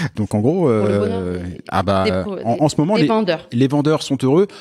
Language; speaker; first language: French; native; French